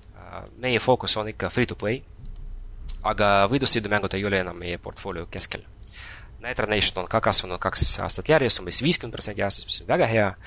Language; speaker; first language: Estonian; non-native, local second language; Russian